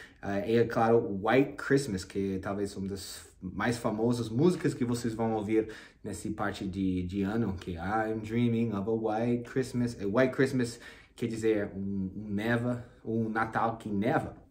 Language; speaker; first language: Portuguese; non-native, fluent; English